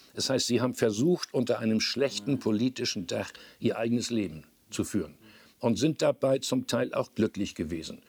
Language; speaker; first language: German; native; German